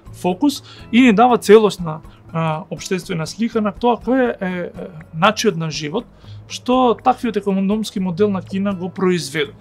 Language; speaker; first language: Macedonian; native; Macedonian